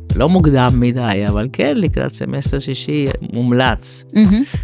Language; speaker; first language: Hebrew; non-native, fluent; Spanish